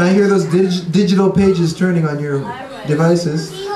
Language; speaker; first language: English; native; English